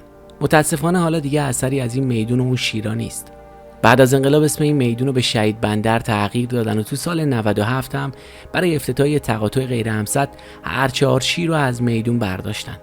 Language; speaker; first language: Persian; native; Persian